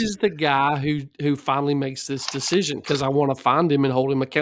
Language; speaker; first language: English; native; English